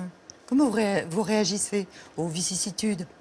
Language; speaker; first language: French; native; French